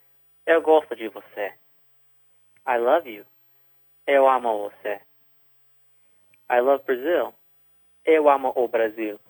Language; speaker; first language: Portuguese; non-native, fluent; English